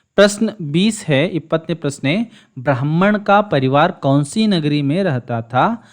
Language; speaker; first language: Hindi; non-native, local second language; Kannada